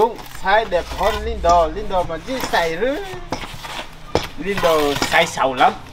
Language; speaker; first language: Vietnamese; non-native, learner; Portuguese